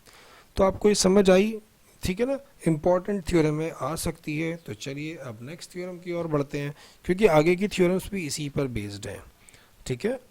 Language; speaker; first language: Hindi; native; Hindi